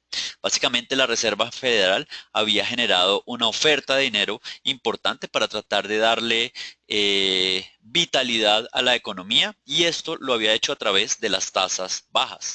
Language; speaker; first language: Spanish; native; Spanish